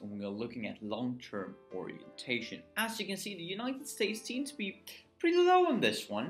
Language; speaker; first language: English; non-native, fluent; Swedish